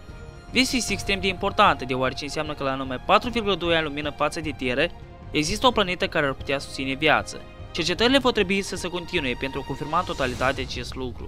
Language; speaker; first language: Romanian; native; Romanian